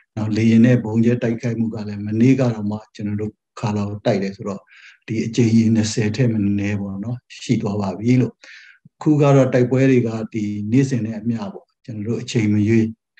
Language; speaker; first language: Burmese; non-native, local second language; Western Kayah